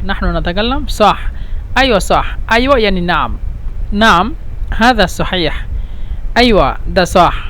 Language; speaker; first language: Arabic; non-native, fluent; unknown